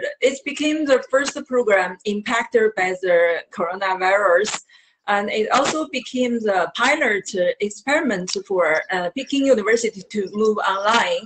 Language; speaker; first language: English; non-native, learner; Chinese